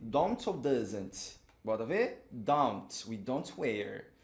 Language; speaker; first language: English; non-native, fluent; Portuguese